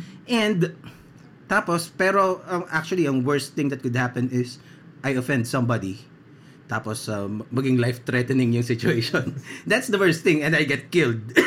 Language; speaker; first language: English; non-native, local second language; Filipino